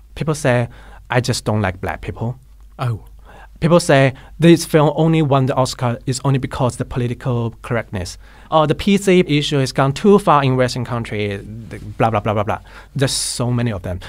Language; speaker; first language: English; non-native, fluent; Chinese